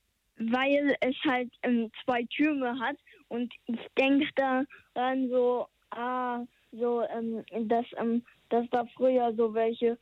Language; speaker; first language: German; early bilingual, heritage; German